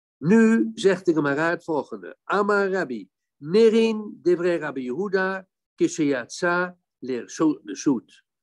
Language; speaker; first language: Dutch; native; Dutch